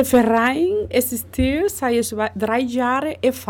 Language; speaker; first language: German; non-native, learner; Spanish